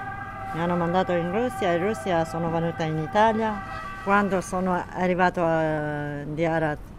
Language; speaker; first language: Italian; non-native, learner; Kurdish